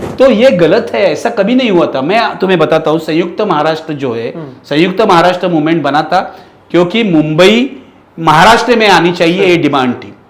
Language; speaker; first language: Hindi; non-native, local second language; Marathi